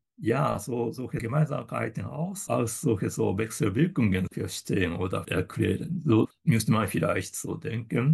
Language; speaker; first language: German; non-native, fluent; Japanese